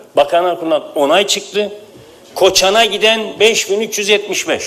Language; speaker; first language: Turkish; native; Turkish